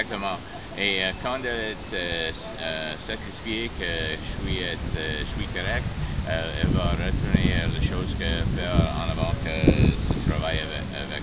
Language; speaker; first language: French; non-native, local second language; English